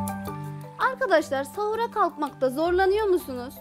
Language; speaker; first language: Turkish; native; Turkish